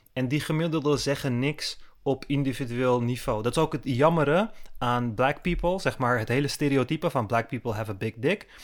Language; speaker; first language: Dutch; early bilingual, other home language; Turkish